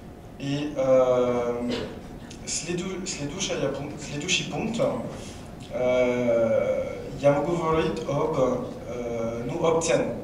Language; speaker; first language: Russian; non-native, learner; French